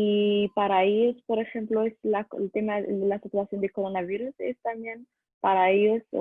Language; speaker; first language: Spanish; non-native, learner; Arabic